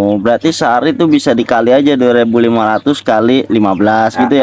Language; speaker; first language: Indonesian; native; Indonesian